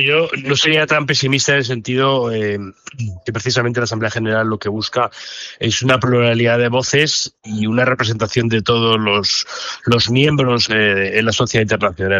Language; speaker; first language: Spanish; native; Spanish